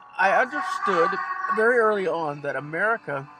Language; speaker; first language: English; native; English